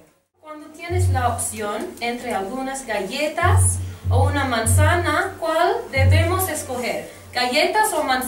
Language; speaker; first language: Spanish; non-native, learner; English